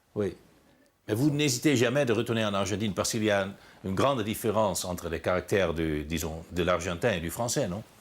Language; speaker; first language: French; non-native, fluent; Dutch